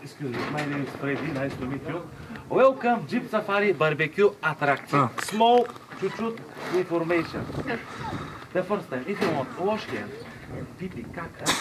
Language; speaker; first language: English; non-native, learner; Bulgarian